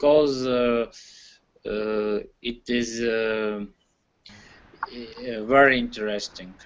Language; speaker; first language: English; non-native, learner; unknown